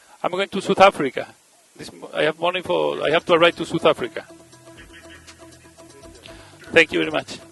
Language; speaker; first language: English; non-native, learner; Spanish